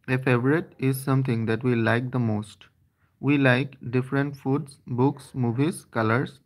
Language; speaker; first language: English; non-native, local second language; Assamese